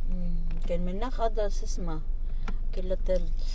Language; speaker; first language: Arabic; non-native, learner; Filipino